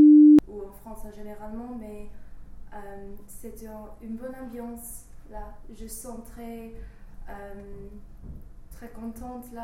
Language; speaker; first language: French; non-native, fluent; English